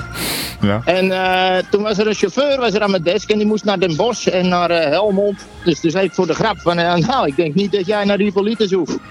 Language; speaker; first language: Dutch; native; Dutch